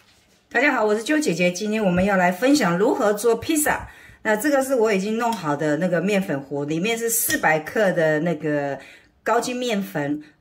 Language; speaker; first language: Chinese; native; Chinese